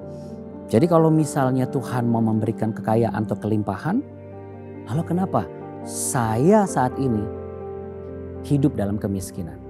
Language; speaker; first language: Indonesian; native; Indonesian